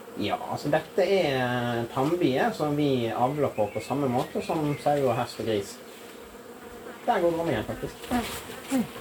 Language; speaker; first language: Norwegian; native; Norwegian